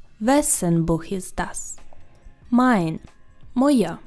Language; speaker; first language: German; non-native, fluent; Ukrainian